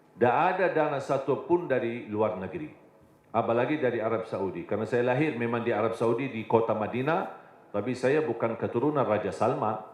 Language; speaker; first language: Indonesian; non-native, fluent; Arabic